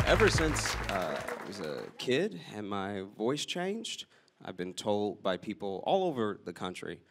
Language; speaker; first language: English; native; English